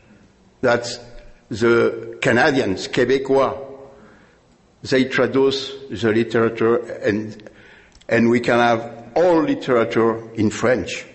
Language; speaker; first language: English; non-native, learner; French